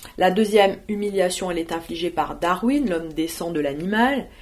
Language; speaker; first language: French; native; French